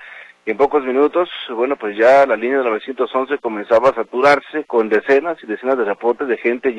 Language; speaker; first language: Spanish; native; Spanish